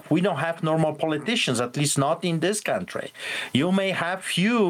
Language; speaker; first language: English; non-native, fluent; Polish